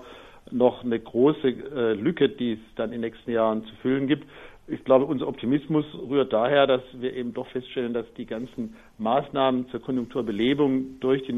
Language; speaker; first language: German; native; German